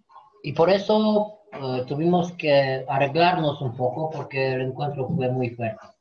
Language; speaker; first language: Spanish; non-native, fluent; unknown